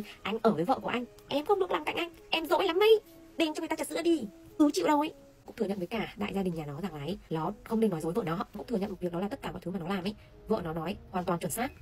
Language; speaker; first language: Vietnamese; native; Vietnamese